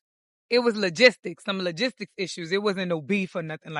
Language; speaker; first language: English; native; English